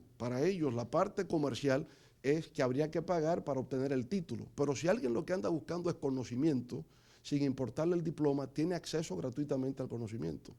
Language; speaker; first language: Spanish; native; Spanish